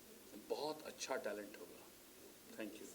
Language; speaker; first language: Hindi; native; Hindi